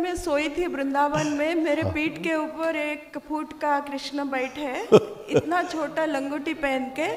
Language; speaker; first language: Hindi; non-native, local second language; Odia